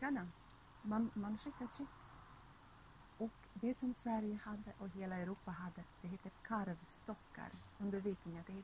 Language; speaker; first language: Swedish; non-native, fluent; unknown